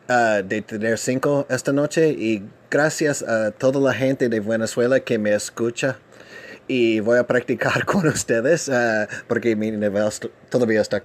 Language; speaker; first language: Spanish; non-native, learner; English